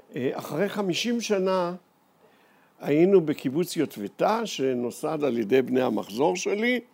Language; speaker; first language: Hebrew; native; Hebrew